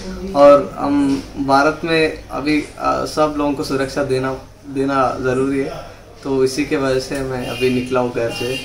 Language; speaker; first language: Hindi; non-native, local second language; Telugu